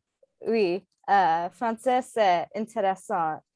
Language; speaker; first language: French; non-native, learner; English